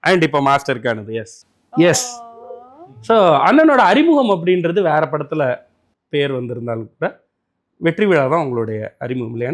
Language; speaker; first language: Tamil; native; Tamil